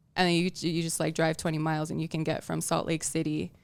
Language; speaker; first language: English; early bilingual, other home language; Tongan